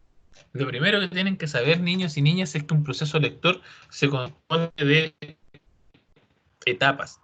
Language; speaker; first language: Spanish; native; Spanish